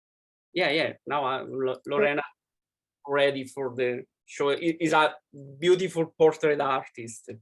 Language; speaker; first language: English; non-native, learner; Italian